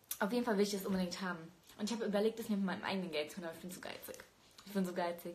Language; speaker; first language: German; early bilingual, other home language; Turkish